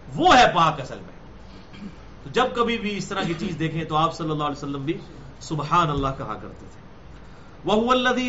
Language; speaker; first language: Urdu; native; Urdu